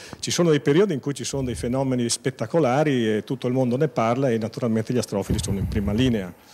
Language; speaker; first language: Italian; native; Italian